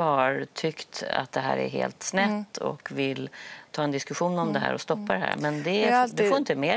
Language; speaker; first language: Swedish; native; Swedish